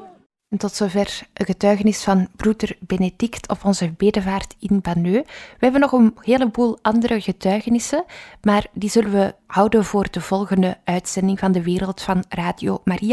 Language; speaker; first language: Dutch; native; Dutch